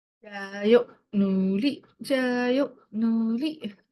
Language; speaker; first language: Chinese; native; Chinese